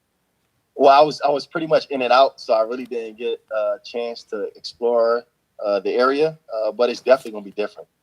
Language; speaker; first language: English; native; English